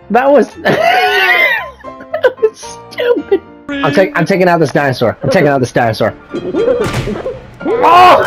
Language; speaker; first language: English; native; English